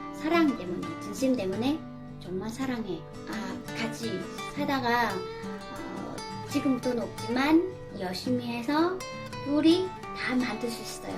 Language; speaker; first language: Korean; non-native, learner; Vietnamese